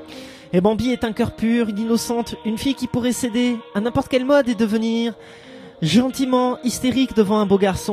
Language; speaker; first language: French; native; French